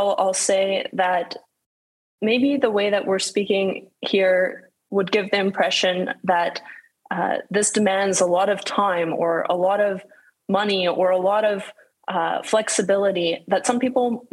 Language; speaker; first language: English; native; English